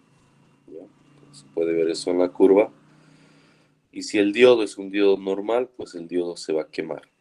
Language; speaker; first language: Spanish; native; Spanish